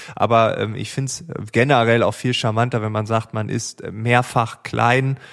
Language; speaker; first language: German; native; German